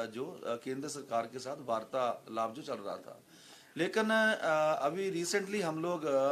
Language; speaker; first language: Hindi; non-native, local second language; Punjabi